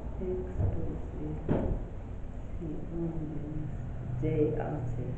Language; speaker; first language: Spanish; non-native, learner; English